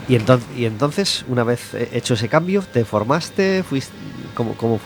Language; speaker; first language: Spanish; native; Spanish